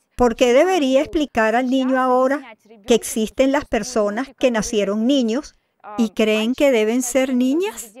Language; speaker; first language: Spanish; non-native, fluent; Russian